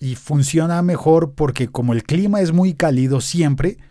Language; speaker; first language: Spanish; native; Spanish